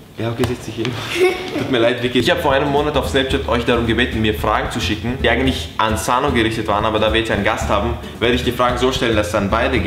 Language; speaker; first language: German; native; German